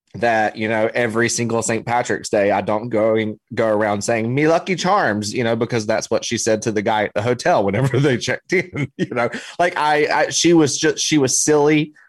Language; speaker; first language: English; native; English